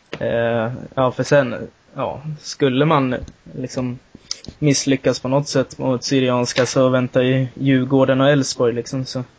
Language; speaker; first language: Swedish; native; Swedish